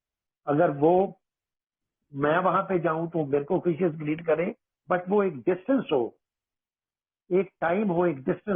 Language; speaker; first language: Hindi; native; Hindi